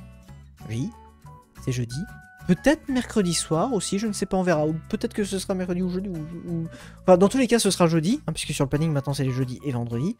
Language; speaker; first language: French; native; French